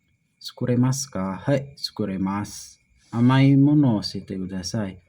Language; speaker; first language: Japanese; non-native, learner; Indonesian